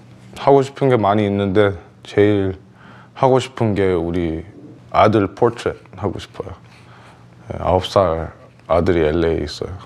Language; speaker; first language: Korean; early bilingual, heritage; Korean